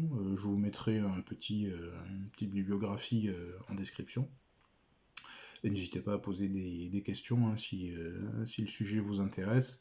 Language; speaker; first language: French; native; French